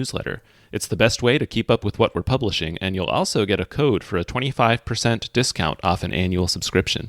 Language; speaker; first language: English; native; English